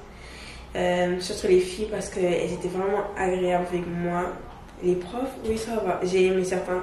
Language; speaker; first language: French; non-native, local second language; Wolof